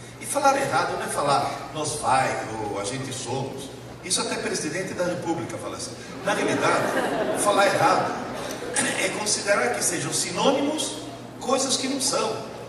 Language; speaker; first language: Portuguese; early bilingual, other home language; Italian